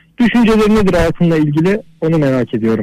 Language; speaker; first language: Turkish; native; Turkish